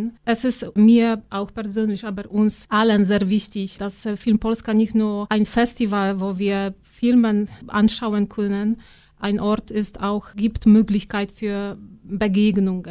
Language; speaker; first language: German; non-native, fluent; Polish